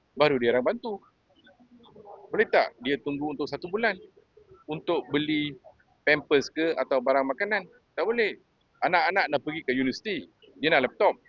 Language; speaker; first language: Malay; non-native, local second language; Tamil